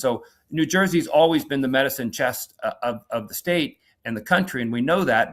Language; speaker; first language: English; native; English